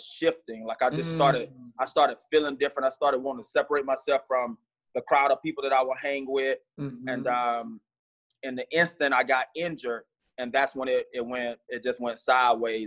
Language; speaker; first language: English; native; English